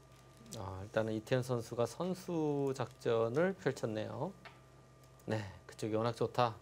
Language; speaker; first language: Korean; native; Korean